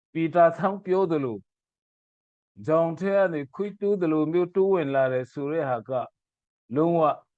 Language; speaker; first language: Burmese; non-native, local second language; Hakha Chin